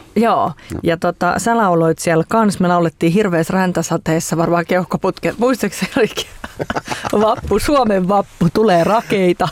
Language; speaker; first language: Finnish; native; Finnish